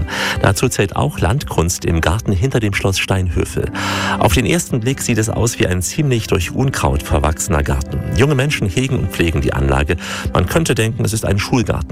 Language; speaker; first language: German; native; German